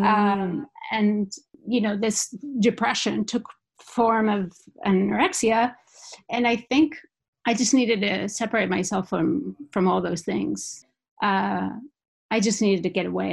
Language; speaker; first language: English; non-native, fluent; Spanish